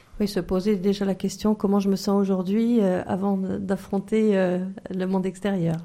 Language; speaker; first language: French; native; French